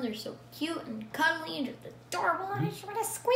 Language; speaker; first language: English; native; English